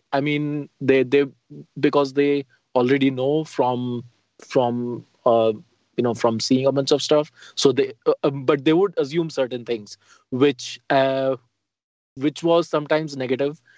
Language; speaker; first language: English; non-native, local second language; Hindi